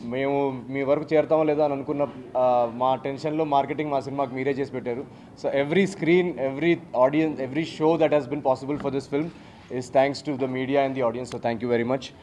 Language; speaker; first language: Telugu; native; Telugu